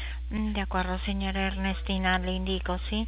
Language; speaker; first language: Spanish; native; Spanish